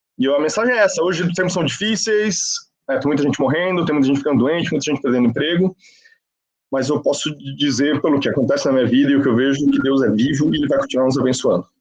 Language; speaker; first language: Portuguese; non-native, fluent; Spanish